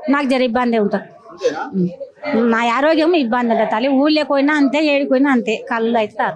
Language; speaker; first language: Telugu; native; Telugu